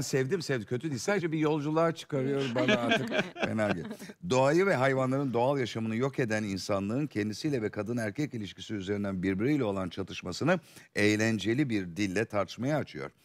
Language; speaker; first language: Turkish; native; Turkish